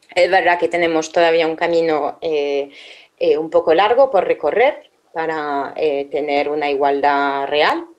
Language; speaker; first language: Spanish; non-native, fluent; French